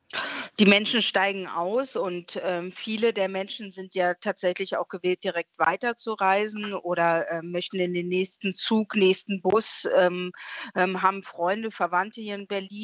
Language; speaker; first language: German; native; German